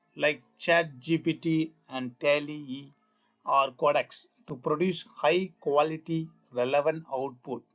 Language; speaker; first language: English; non-native, local second language; Tamil